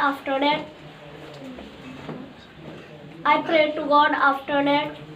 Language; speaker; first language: English; non-native, learner; Hindi